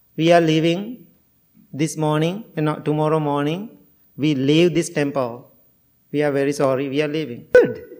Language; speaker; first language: English; non-native, fluent; Sinhala